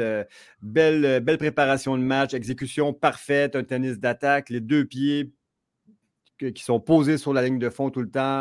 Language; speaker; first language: French; native; French